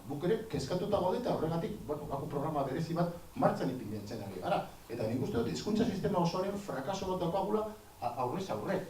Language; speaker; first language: Basque; native; Basque